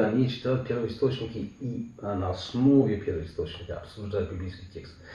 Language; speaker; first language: Russian; non-native, fluent; German